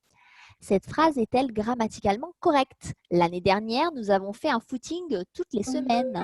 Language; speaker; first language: French; native; French